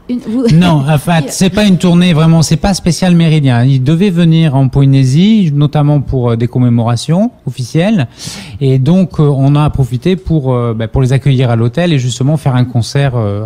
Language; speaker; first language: French; native; French